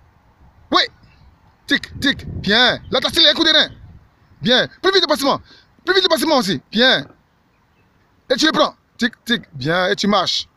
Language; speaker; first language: French; native; French